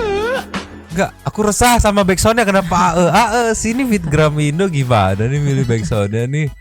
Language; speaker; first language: Indonesian; native; Indonesian